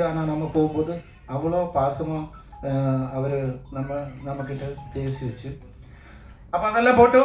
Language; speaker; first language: Tamil; non-native, learner; Malayalam